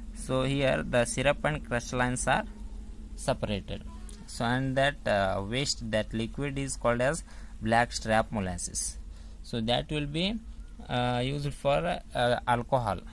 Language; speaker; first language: English; non-native, local second language; Kannada